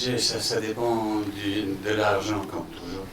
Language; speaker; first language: French; non-native, fluent; Danish